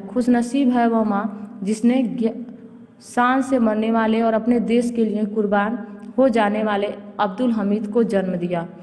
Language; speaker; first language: Hindi; native; Hindi